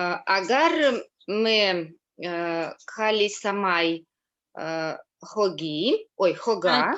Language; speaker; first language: Hindi; non-native, learner; Russian